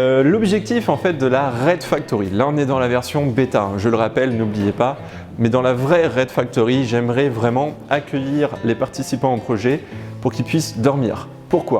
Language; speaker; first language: French; native; French